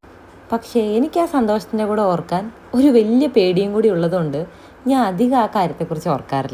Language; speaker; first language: Malayalam; native; Malayalam